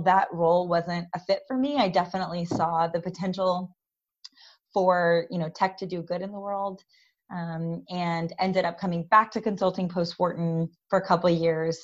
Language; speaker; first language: English; native; English